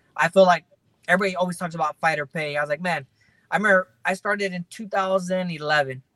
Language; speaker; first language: English; native; English